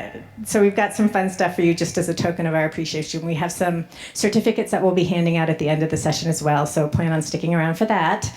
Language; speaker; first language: English; native; English